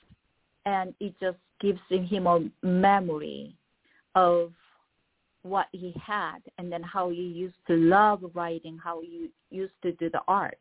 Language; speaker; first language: English; non-native, fluent; Korean